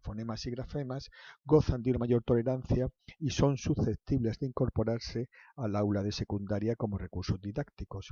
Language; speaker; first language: Spanish; native; Spanish